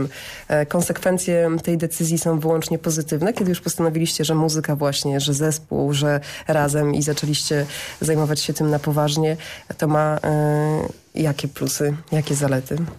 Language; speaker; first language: Polish; native; Polish